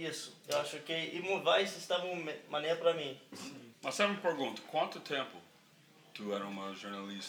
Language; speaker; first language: Portuguese; non-native, learner; English